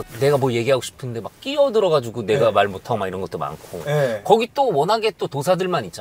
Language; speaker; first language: Korean; native; Korean